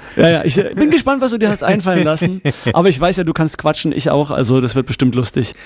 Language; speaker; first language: German; native; German